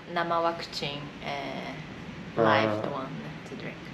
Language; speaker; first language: English; non-native, fluent; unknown